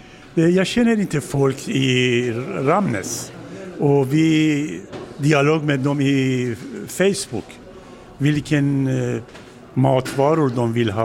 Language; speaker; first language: Swedish; non-native, learner; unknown